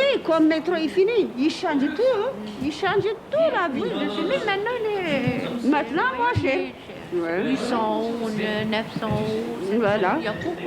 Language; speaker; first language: French; non-native, learner; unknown